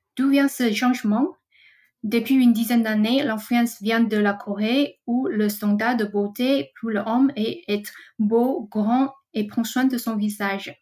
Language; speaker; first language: French; non-native, fluent; Chinese